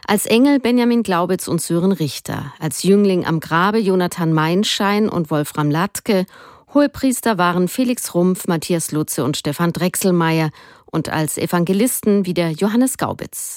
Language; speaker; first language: German; native; German